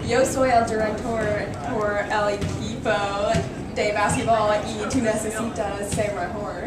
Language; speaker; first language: Spanish; non-native, learner; English